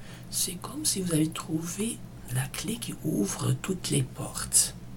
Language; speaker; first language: French; non-native, fluent; German